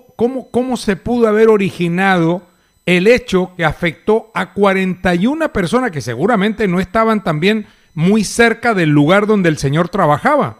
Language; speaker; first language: Spanish; native; Spanish